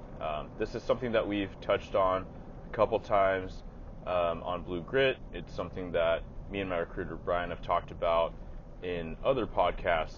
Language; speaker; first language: English; native; English